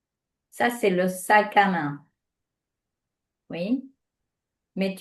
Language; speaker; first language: French; non-native, fluent; Spanish